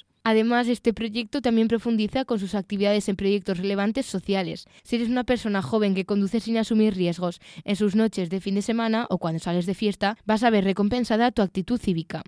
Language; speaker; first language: Spanish; native; Spanish